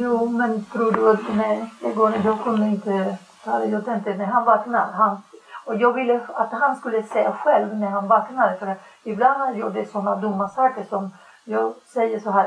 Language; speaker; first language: Swedish; non-native, fluent; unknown